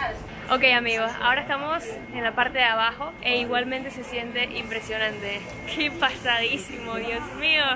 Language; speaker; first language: Spanish; native; Spanish